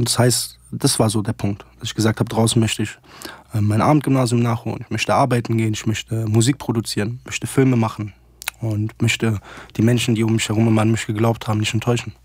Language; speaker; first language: German; early bilingual, other home language; Arabic